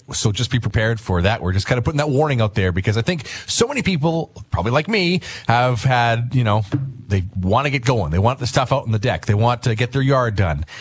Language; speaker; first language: English; native; English